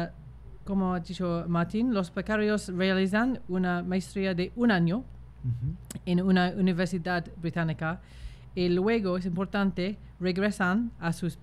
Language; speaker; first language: Spanish; non-native, fluent; English